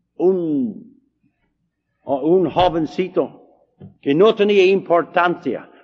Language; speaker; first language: Spanish; non-native, learner; English